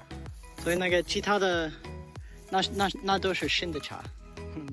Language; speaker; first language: Chinese; non-native, learner; English